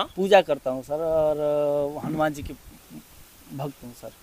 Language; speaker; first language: Hindi; native; Hindi